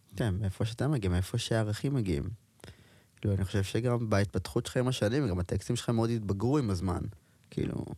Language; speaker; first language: Hebrew; native; Hebrew